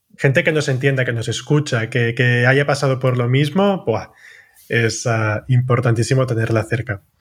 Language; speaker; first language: Spanish; non-native, local second language; Catalan